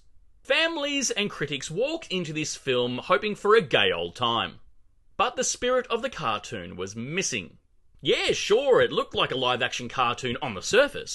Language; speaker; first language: English; native; English